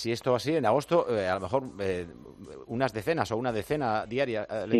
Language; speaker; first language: Spanish; native; Spanish